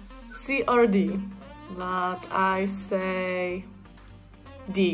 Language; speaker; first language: English; non-native, fluent; Czech